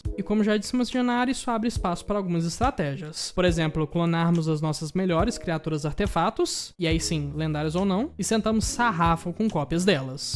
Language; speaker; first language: Portuguese; native; Portuguese